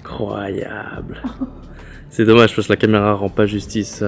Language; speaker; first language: French; native; French